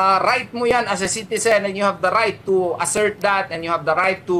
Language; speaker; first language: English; non-native, local second language; Filipino